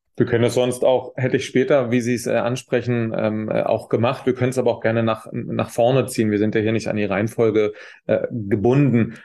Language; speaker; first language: German; native; German